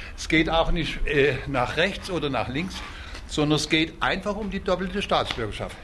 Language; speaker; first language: German; native; German